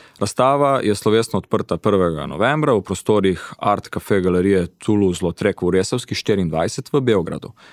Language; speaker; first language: Slovenian; early bilingual, heritage; Slovenian